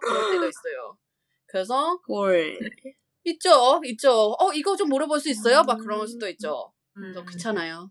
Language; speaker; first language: Korean; non-native, fluent; Chinese